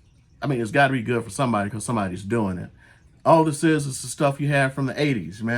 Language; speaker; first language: English; native; English